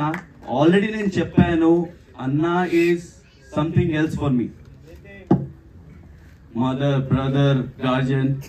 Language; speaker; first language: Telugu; non-native, learner; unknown